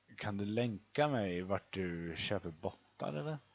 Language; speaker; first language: Swedish; native; Swedish